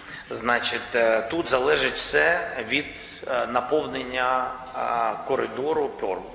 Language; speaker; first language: Ukrainian; non-native, local second language; Russian